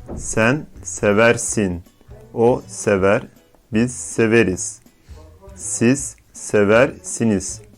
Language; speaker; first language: English; non-native, fluent; Turkish